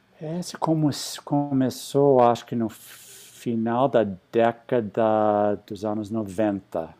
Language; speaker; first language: Portuguese; non-native, fluent; English